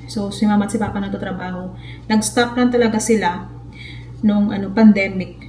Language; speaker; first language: Filipino; non-native, local second language; Hiligaynon